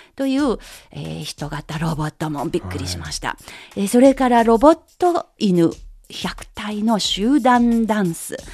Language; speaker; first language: Japanese; non-native, fluent; Chinese